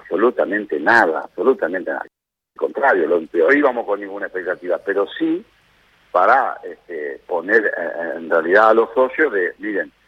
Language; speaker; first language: Spanish; native; Spanish